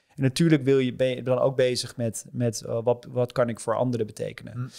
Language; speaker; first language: Dutch; native; Dutch